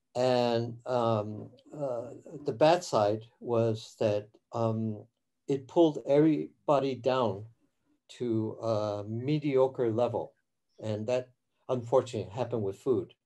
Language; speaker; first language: English; early bilingual, other home language; Cantonese